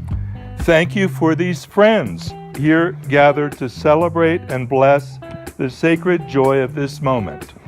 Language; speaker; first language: English; native; English